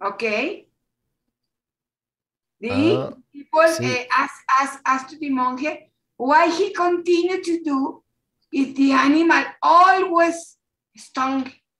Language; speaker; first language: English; non-native, learner; Spanish